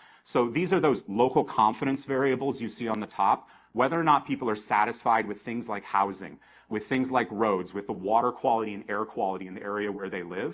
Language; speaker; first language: English; native; English